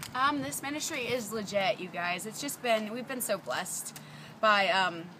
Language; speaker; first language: English; native; English